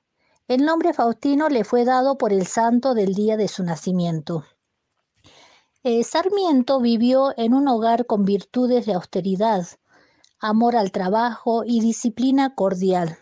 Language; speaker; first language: Spanish; native; Spanish